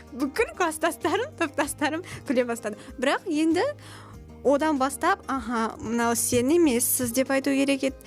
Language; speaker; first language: Kazakh; non-native, local second language; Russian